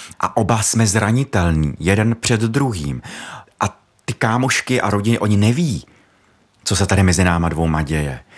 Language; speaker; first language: Czech; native; Czech